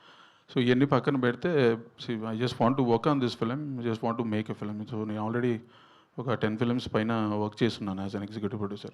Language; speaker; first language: Telugu; native; Telugu